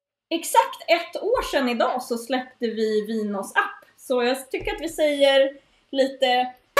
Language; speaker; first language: Swedish; native; Swedish